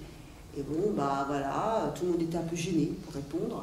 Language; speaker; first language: French; native; French